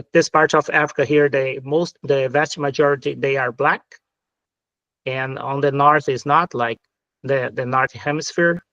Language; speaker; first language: English; non-native, fluent; Portuguese